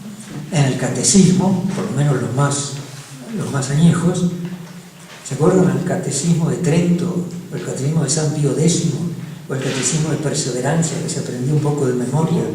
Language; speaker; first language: Spanish; native; Spanish